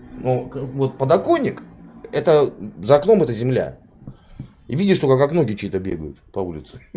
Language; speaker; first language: Russian; native; Russian